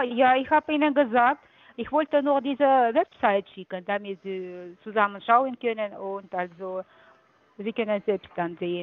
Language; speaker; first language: German; non-native, fluent; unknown